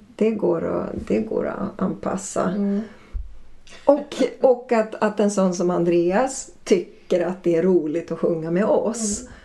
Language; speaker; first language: Swedish; native; Swedish